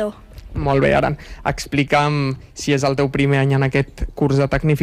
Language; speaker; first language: Catalan; native; Catalan